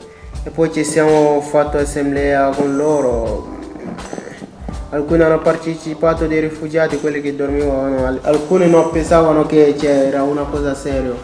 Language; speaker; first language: Italian; non-native, learner; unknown